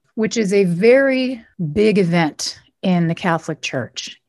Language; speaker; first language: English; native; English